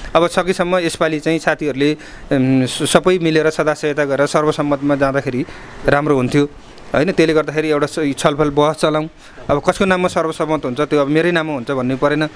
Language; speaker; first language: Nepali; native; Nepali